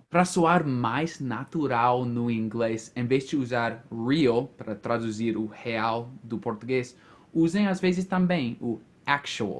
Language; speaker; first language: Portuguese; non-native, fluent; English